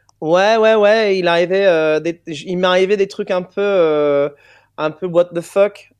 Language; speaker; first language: French; non-native, fluent; English